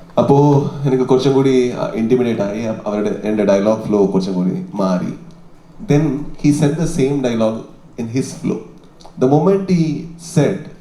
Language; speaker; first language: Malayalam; non-native, learner; Kannada